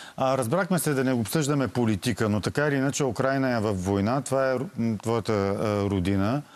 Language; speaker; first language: Bulgarian; native; Bulgarian